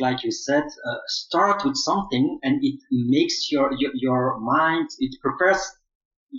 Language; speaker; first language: English; non-native, fluent; Dutch